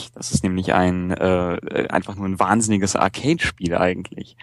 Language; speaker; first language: German; native; German